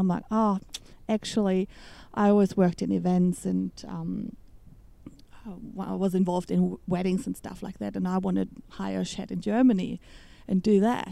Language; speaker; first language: English; non-native, fluent; German